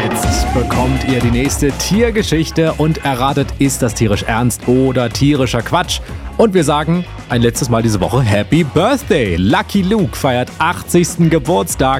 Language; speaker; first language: German; native; German